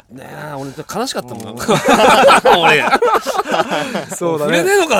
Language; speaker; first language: Japanese; native; Japanese